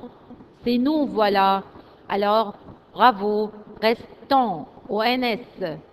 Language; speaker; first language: French; non-native, fluent; Arabic